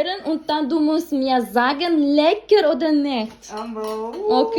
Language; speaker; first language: German; non-native, learner; Uzbek